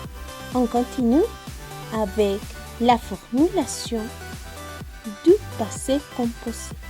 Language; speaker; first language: French; non-native, learner; Spanish